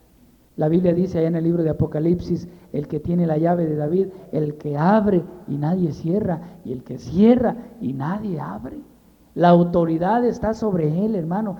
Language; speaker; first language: Spanish; native; Spanish